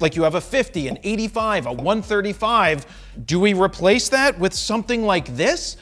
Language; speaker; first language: English; native; English